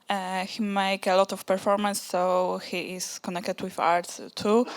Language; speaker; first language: English; non-native, learner; Polish